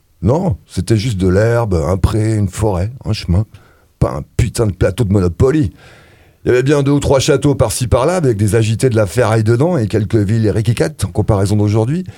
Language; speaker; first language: French; native; French